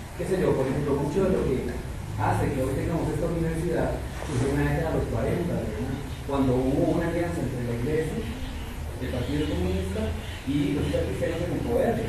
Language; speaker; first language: Spanish; native; Spanish